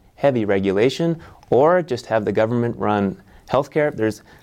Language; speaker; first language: English; native; English